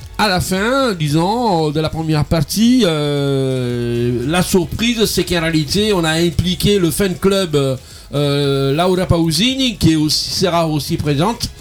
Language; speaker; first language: French; non-native, fluent; Italian